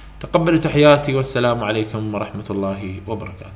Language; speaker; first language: Arabic; native; Arabic